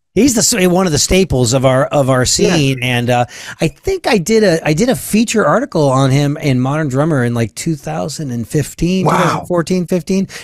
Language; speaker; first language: English; native; English